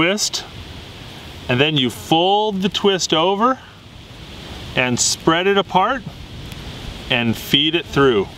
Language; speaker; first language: English; native; English